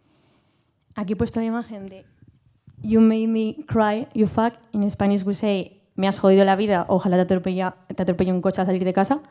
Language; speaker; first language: Spanish; native; Spanish